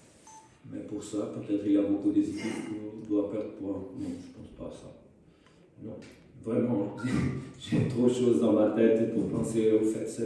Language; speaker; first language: French; non-native, fluent; Portuguese